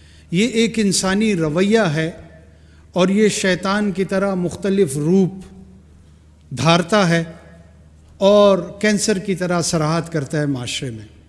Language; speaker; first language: Urdu; non-native, local second language; Pashto